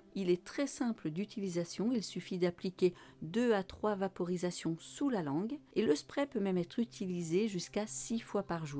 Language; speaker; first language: French; native; French